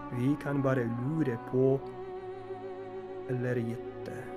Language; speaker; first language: Norwegian; non-native, fluent; Polish